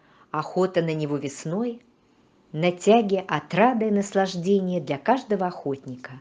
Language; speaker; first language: Russian; native; Russian